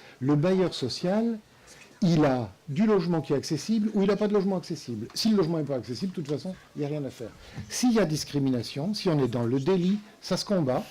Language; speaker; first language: French; native; French